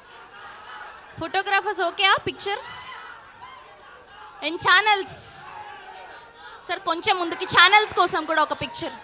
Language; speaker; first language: Telugu; native; Telugu